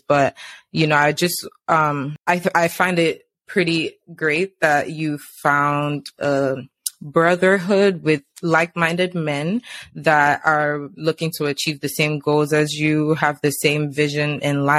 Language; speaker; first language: English; non-native, local second language; Yoruba